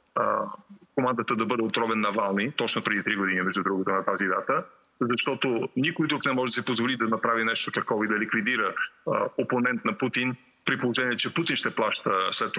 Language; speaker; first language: Bulgarian; native; Bulgarian